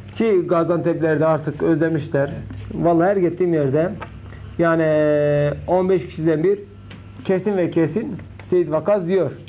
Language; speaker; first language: Turkish; native; Turkish